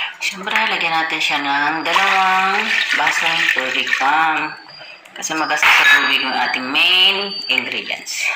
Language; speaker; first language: Filipino; non-native, local second language; Iloko